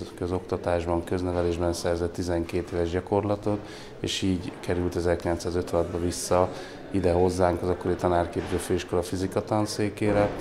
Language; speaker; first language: Hungarian; native; Hungarian